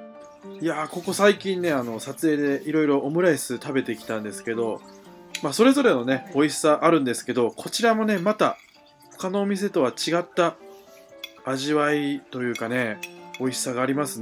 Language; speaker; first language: Japanese; native; Japanese